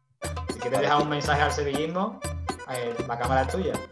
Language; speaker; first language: Spanish; native; Spanish